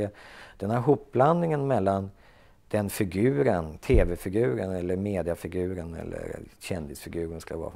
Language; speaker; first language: Swedish; native; Swedish